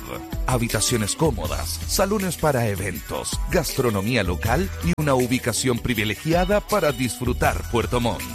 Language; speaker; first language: Spanish; native; Spanish